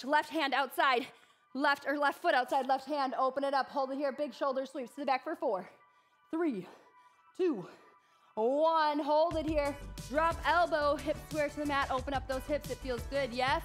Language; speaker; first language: English; native; English